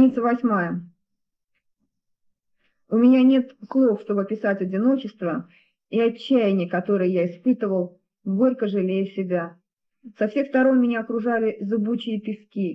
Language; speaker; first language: Russian; native; Russian